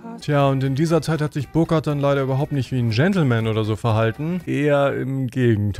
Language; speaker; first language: German; native; German